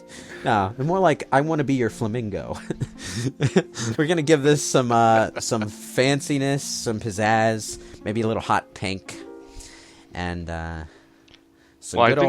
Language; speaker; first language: English; native; English